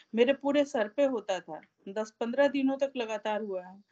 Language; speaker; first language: Hindi; native; Hindi